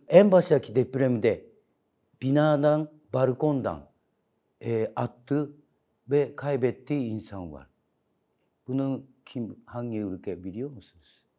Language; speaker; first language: Turkish; non-native, learner; Japanese